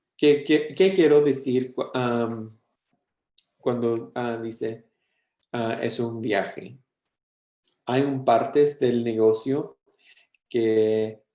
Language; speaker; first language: Spanish; early bilingual, heritage; English